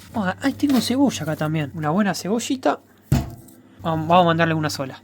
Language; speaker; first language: Spanish; native; Spanish